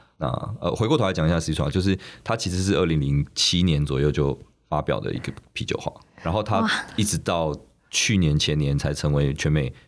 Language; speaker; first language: Chinese; native; Chinese